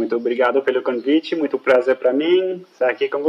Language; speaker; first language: Portuguese; non-native, fluent; French